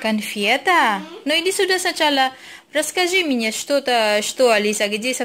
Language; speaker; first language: Russian; non-native, learner; Filipino